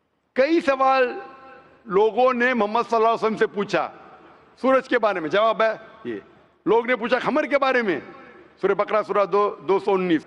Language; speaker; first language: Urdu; non-native, local second language; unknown